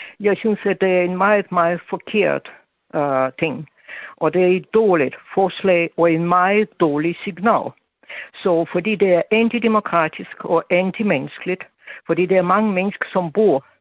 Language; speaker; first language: Danish; non-native, fluent; Russian